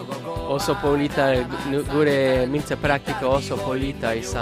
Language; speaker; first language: Basque; non-native, learner; English